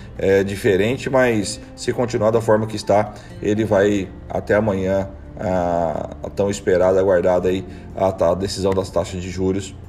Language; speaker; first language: Portuguese; native; Portuguese